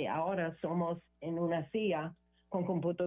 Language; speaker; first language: Spanish; non-native, learner; English